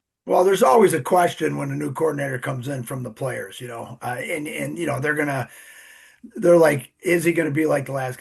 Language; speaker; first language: English; native; English